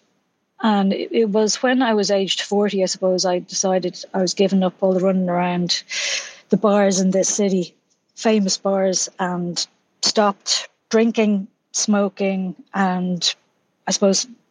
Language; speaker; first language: English; native; English